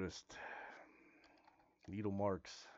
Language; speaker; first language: English; native; English